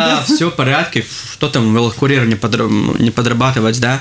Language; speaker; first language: Russian; non-native, local second language; Latvian